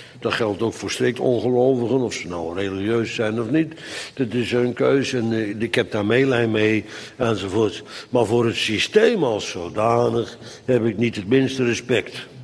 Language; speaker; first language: Dutch; native; Dutch